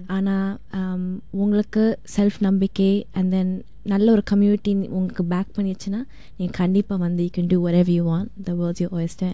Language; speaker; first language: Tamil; early bilingual, heritage; Tamil